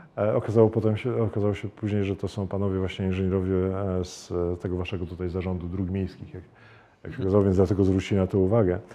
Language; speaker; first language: Polish; native; Polish